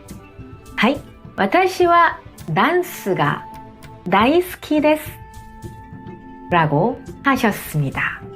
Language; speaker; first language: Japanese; non-native, fluent; Korean